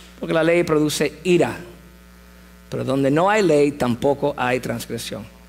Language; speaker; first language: Spanish; early bilingual, heritage; English